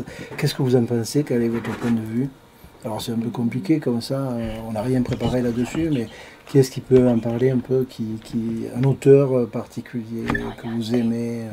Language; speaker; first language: French; native; French